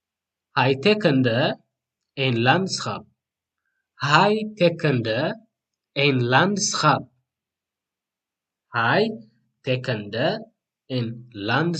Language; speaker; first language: Dutch; non-native, learner; Tigrinya